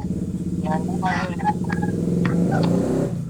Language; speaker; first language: English; non-native, learner; Indonesian